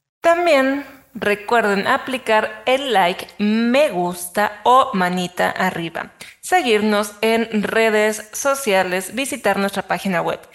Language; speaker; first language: Spanish; native; Spanish